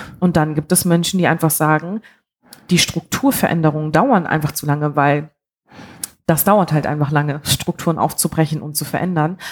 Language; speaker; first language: German; early bilingual, other home language; Bambara